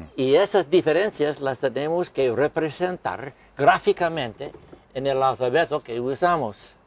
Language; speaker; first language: Spanish; non-native, fluent; English